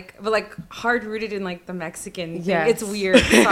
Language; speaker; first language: English; native; English